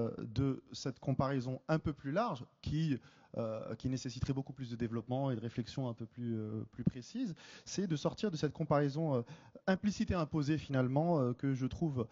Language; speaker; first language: French; native; French